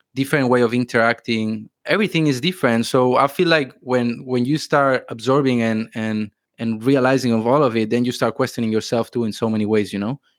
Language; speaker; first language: English; non-native, fluent; Spanish